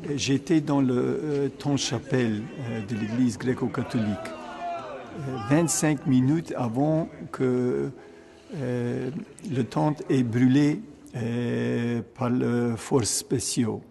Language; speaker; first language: French; non-native, fluent; Ukrainian